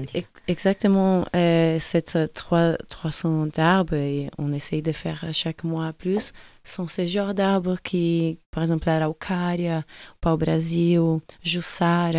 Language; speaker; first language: French; non-native, fluent; Portuguese